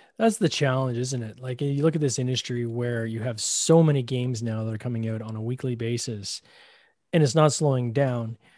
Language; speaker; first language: English; native; English